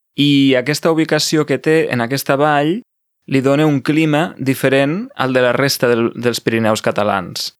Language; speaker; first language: Catalan; native; Catalan